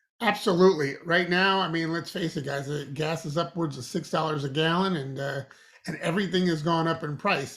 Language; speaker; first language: English; native; English